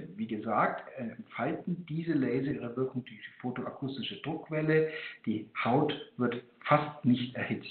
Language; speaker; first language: German; native; German